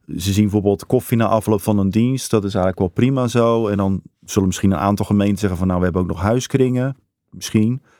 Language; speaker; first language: Dutch; native; Dutch